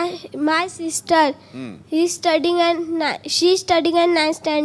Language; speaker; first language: English; non-native, learner; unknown